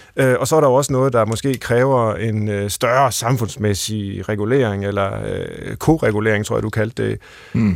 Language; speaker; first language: Danish; native; Danish